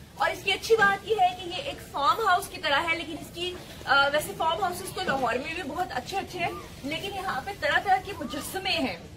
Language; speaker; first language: Urdu; non-native, local second language; Punjabi